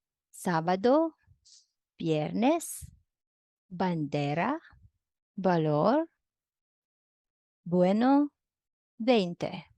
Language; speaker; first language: Spanish; non-native, fluent; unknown